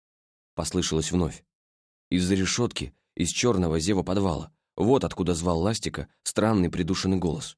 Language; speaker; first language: Russian; native; Russian